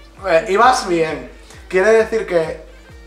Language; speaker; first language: Spanish; native; Spanish